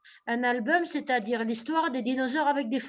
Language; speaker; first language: French; native; French